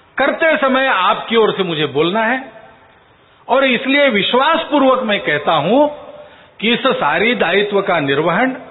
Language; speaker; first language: Hindi; non-native, local second language; Marathi